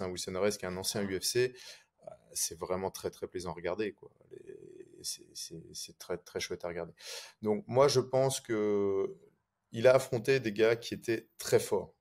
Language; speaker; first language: French; native; French